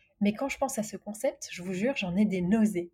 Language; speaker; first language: French; native; French